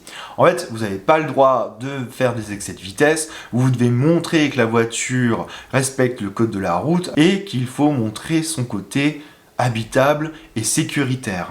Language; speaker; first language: French; native; French